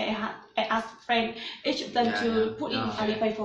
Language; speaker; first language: English; non-native, learner; Vietnamese